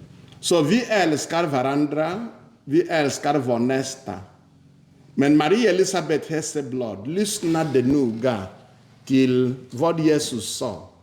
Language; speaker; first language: Swedish; non-native, fluent; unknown